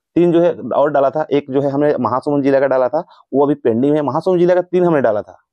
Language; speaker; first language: Hindi; native; Hindi